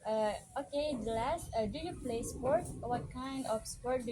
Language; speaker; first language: English; non-native, learner; Indonesian